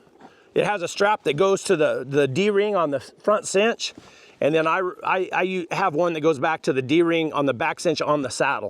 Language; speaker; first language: English; native; English